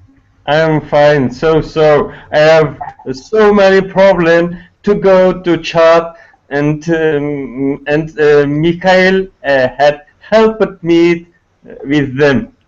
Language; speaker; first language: English; non-native, learner; Tatar